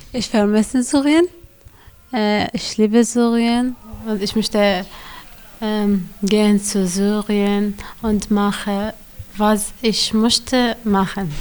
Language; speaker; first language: German; non-native, learner; Arabic